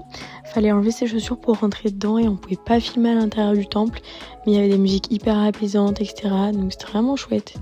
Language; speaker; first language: French; native; French